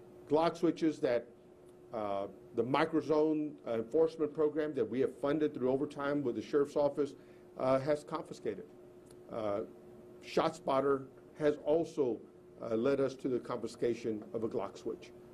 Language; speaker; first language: English; early bilingual, other home language; Spanish